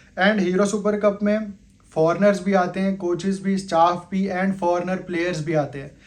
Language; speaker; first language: Hindi; native; Hindi